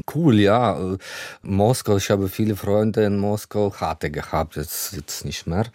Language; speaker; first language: German; non-native, fluent; Ukrainian